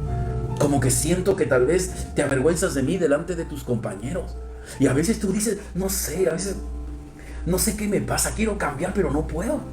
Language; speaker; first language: Spanish; native; Spanish